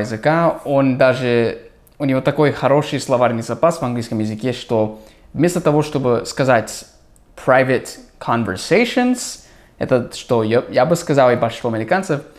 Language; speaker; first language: Russian; non-native, fluent; English